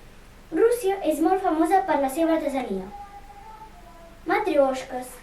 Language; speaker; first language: Catalan; early bilingual, other home language; Russian